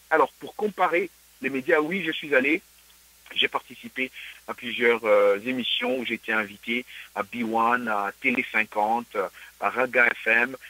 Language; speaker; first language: French; non-native, local second language; Luba-Lulua